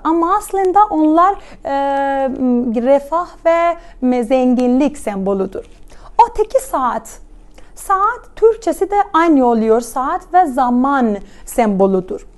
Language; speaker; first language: Turkish; non-native, fluent; Persian